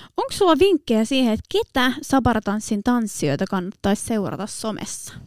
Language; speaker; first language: Finnish; native; Finnish